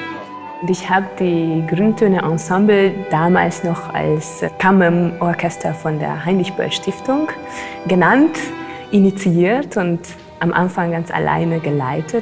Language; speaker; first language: German; non-native, fluent; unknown